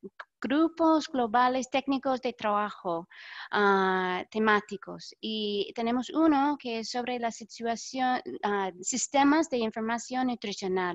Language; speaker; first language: Spanish; non-native, fluent; English